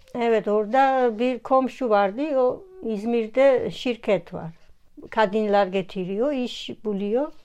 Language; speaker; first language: Turkish; non-native, learner; Georgian